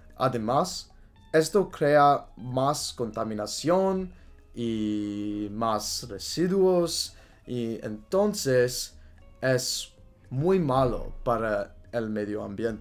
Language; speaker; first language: Spanish; non-native, learner; English